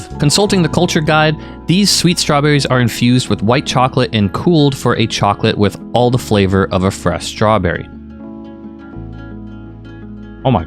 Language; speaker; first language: English; native; English